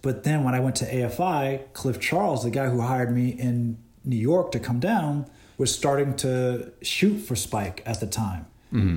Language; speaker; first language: English; native; English